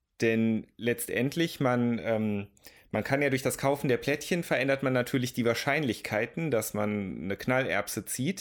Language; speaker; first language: German; native; German